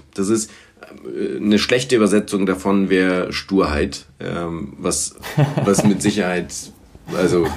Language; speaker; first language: German; early bilingual, other home language; Bulgarian